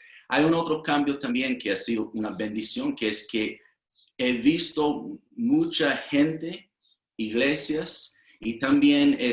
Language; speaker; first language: Spanish; non-native, fluent; English